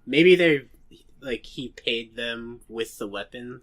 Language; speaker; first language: English; native; English